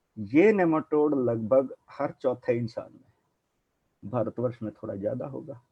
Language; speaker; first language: Hindi; non-native, local second language; Punjabi